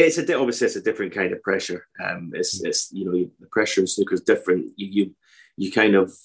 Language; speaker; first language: English; native; English